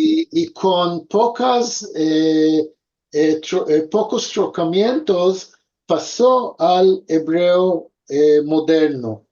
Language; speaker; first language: Spanish; early bilingual, heritage; Ladino